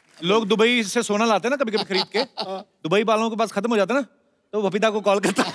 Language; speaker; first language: Hindi; non-native, local second language; Punjabi